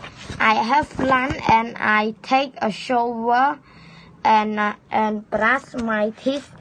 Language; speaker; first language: English; non-native, learner; Khmer